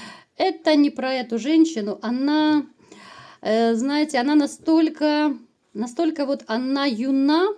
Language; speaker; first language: Russian; native; Russian